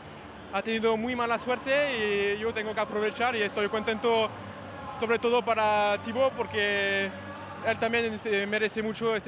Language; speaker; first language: Spanish; non-native, fluent; French